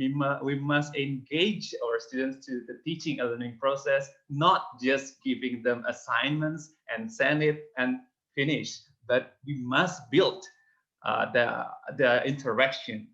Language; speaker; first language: English; non-native, fluent; Indonesian